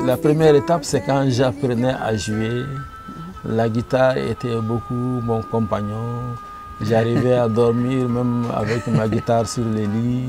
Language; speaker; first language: French; non-native, local second language; Bambara